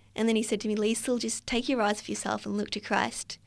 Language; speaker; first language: English; native; English